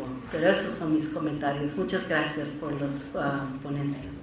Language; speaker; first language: Spanish; early bilingual, heritage; Spanish